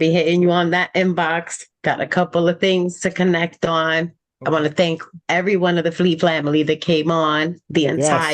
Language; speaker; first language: English; native; English